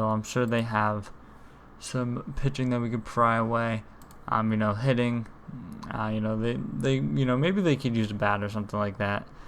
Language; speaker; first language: English; native; English